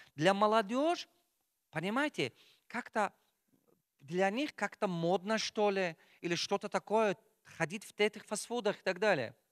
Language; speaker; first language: Russian; non-native, local second language; Tajik